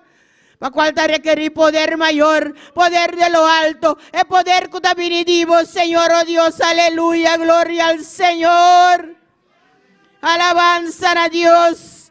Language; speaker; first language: Spanish; non-native, learner; Papiamento